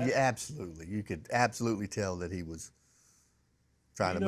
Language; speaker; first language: English; native; English